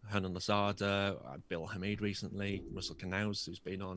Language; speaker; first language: English; native; English